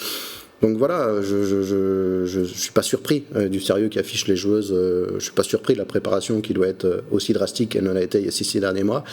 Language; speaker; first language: French; native; French